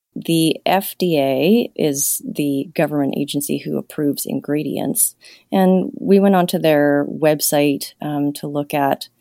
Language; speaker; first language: English; native; English